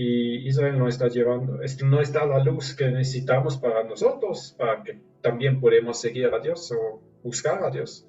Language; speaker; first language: Spanish; non-native, fluent; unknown